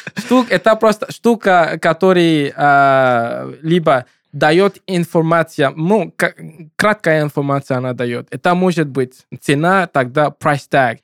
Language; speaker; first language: Russian; non-native, learner; English